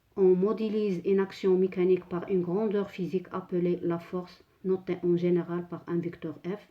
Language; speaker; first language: French; non-native, local second language; Arabic